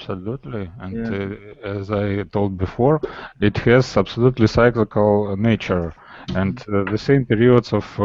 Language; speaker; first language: English; non-native, learner; Russian